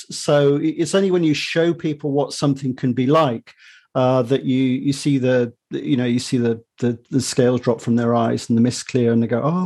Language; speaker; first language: English; native; English